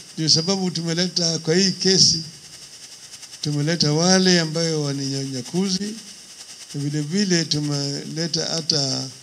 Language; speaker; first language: Swahili; non-native, local second language; Luo (Kenya and Tanzania)